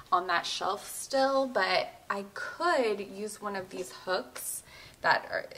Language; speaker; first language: English; native; English